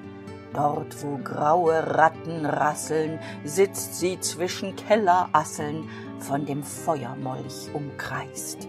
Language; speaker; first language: German; native; German